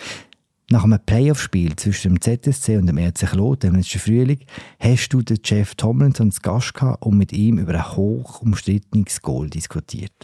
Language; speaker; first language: German; native; German